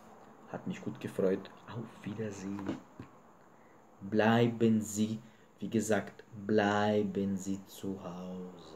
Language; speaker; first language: German; non-native, fluent; Portuguese